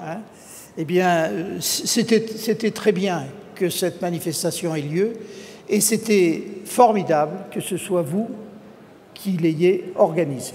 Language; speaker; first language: French; native; French